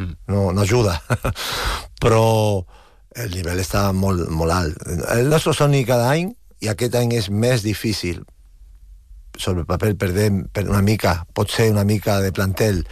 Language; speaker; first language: Catalan; non-native, local second language; Spanish